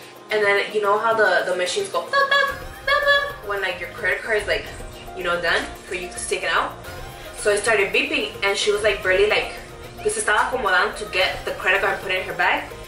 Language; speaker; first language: English; early bilingual, other home language; Spanish